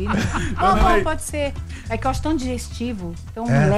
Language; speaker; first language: Portuguese; native; Portuguese